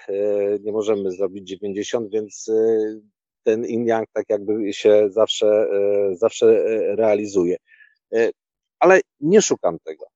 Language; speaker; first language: Polish; native; Polish